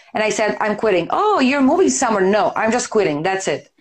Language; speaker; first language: English; non-native, fluent; Serbian